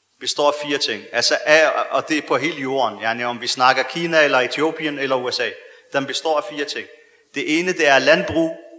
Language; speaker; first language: Danish; early bilingual, other home language; Arabic